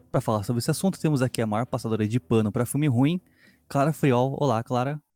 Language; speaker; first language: Portuguese; native; Portuguese